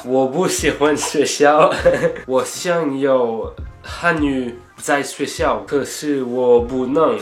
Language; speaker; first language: Chinese; non-native, learner; French